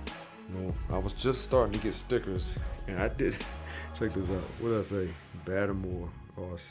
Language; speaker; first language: English; native; English